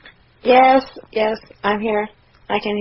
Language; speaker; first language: English; non-native, learner; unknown